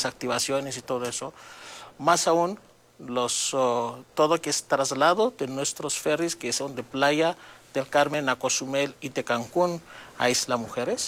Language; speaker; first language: Spanish; native; Spanish